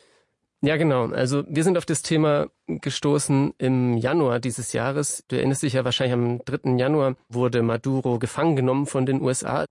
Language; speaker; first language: German; native; German